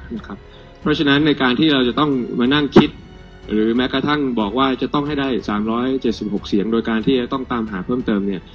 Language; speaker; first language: Thai; native; Thai